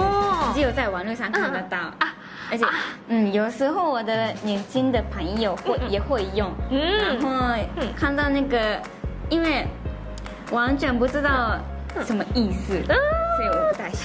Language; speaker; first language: Chinese; non-native, fluent; Japanese